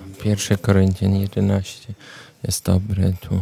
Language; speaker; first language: Polish; non-native, learner; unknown